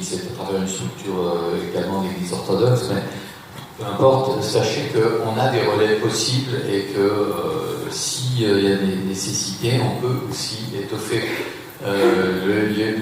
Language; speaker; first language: French; native; French